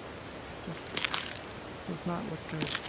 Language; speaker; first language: English; native; English